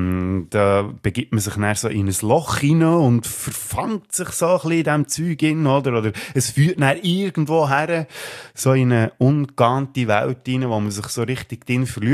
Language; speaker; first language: German; native; German